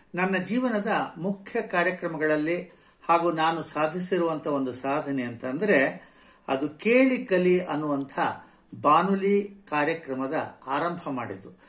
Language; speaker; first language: Kannada; native; Kannada